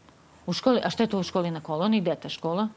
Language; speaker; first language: Croatian; native; Croatian